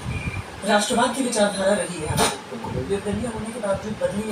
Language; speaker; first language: Hindi; native; Hindi